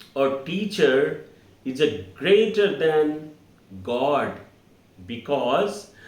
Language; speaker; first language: English; non-native, local second language; Hindi